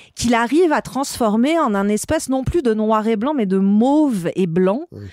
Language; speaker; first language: French; native; French